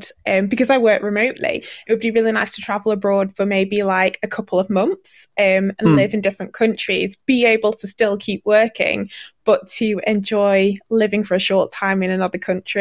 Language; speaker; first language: English; native; English